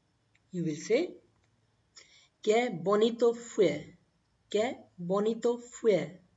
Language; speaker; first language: Spanish; non-native, learner; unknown